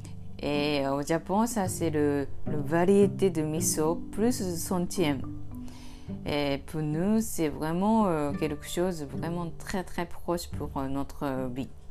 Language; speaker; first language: French; non-native, fluent; Japanese